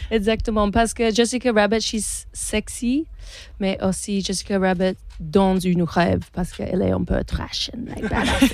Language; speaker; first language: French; non-native, learner; English